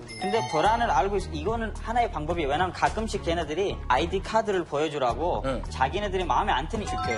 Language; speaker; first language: Korean; non-native, fluent; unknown